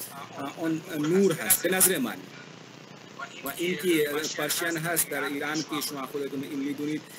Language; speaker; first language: Persian; non-native, learner; Hindi